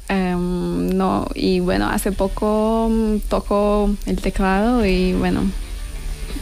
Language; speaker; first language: Spanish; native; Spanish